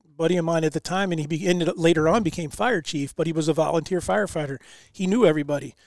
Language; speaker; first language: English; native; English